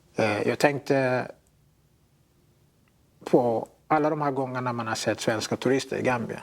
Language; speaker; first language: Swedish; non-native, fluent; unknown